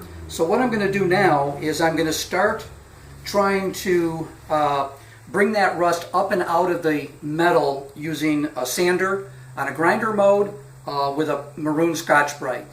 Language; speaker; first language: English; native; English